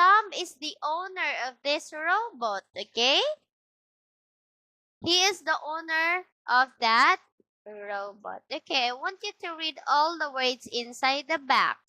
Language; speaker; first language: English; non-native, local second language; Filipino